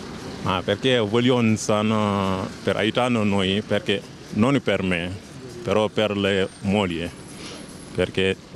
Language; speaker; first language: Italian; non-native, learner; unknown